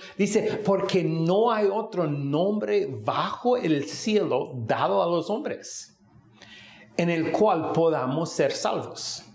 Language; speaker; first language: Spanish; non-native, fluent; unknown